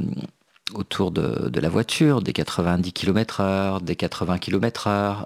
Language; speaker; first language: French; native; French